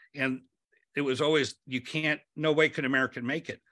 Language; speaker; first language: English; native; English